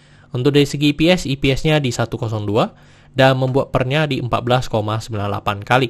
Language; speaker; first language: Indonesian; native; Indonesian